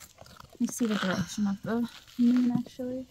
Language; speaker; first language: English; native; English